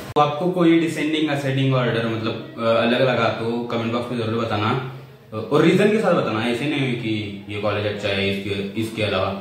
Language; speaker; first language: Hindi; non-native, local second language; Marathi